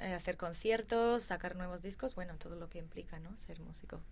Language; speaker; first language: Spanish; non-native, fluent; English